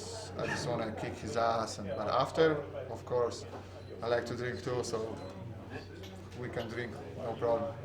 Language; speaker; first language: English; non-native, fluent; Polish